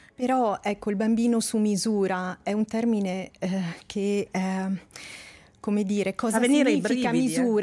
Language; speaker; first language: Italian; native; Italian